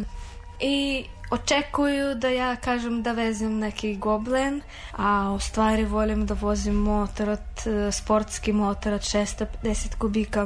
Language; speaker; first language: Serbian; non-native, fluent; Russian